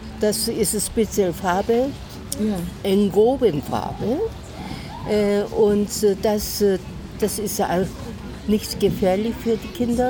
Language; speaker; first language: German; non-native, learner; Korean